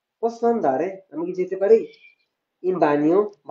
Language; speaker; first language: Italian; non-native, fluent; Bangla